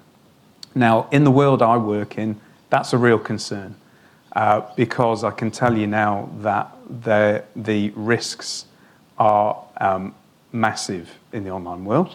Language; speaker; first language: English; native; English